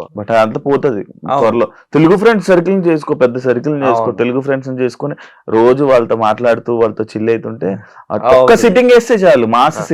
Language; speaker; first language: Telugu; native; Telugu